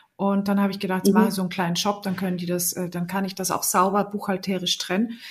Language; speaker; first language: German; native; German